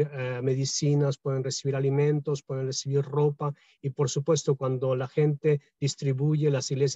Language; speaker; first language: Spanish; native; Spanish